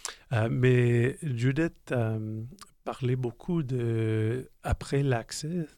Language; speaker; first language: French; non-native, learner; English